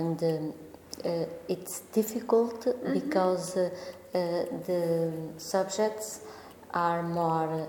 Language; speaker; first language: English; non-native, learner; Portuguese